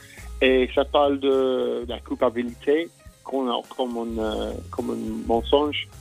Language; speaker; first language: French; non-native, fluent; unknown